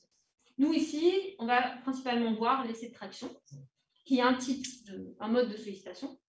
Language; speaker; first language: French; native; French